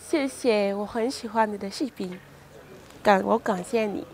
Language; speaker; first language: Chinese; non-native, learner; Bambara